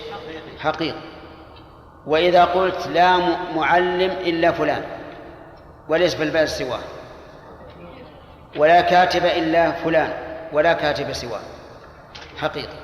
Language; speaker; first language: Arabic; native; Arabic